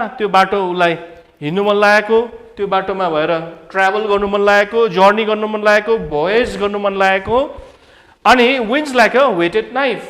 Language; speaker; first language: Nepali; native; Nepali